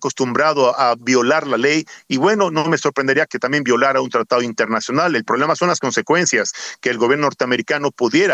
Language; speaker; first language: Spanish; native; Spanish